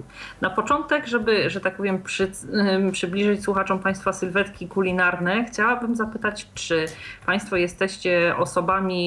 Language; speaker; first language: Polish; native; Polish